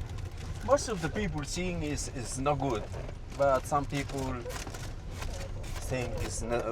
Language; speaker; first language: English; non-native, fluent; Spanish